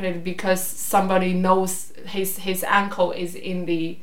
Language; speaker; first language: English; non-native, fluent; Chinese